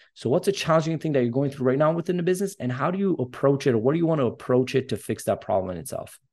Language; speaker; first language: English; early bilingual, other home language; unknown